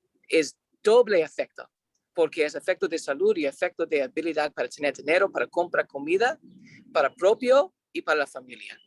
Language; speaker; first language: Spanish; non-native, learner; English